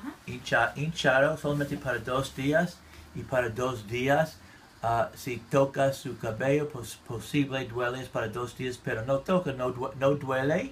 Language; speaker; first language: Spanish; non-native, learner; English